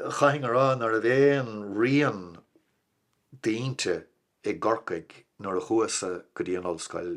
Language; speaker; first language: Irish; non-native, local second language; English